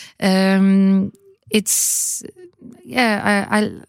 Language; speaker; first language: English; non-native, learner; Polish